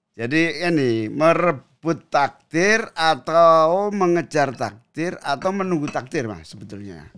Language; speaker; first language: Indonesian; native; Indonesian